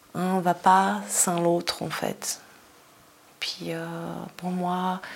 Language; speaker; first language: French; non-native, fluent; Portuguese